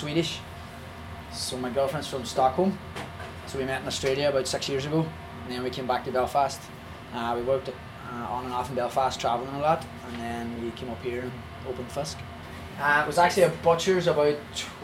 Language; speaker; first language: English; native; English